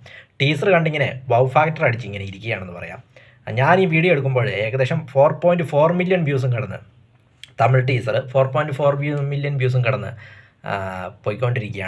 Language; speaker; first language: Malayalam; native; Malayalam